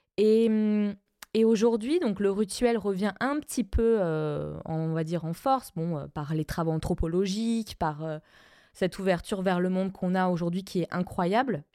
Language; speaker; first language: French; non-native, fluent; Spanish